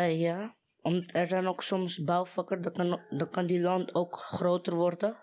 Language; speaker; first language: Dutch; non-native, learner; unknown